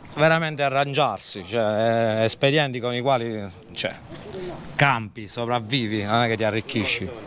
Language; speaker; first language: Italian; native; Italian